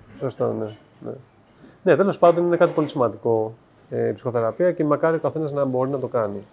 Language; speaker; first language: Greek; native; Greek